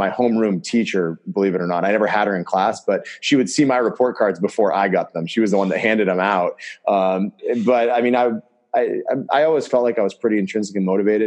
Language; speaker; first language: English; native; English